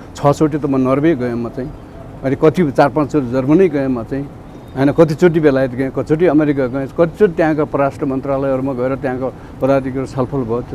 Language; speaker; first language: Nepali; native; Nepali